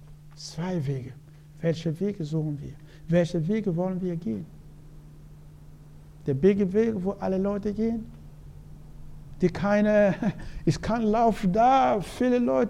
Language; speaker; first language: German; non-native, learner; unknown